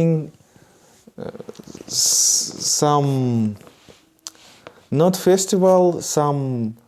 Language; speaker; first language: English; non-native, learner; Russian